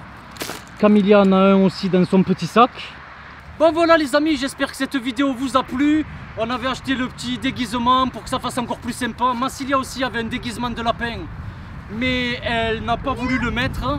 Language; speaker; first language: French; native; French